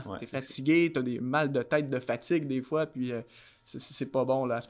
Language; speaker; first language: French; native; French